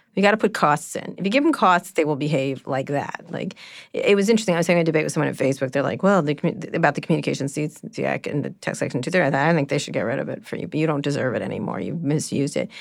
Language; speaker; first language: English; native; English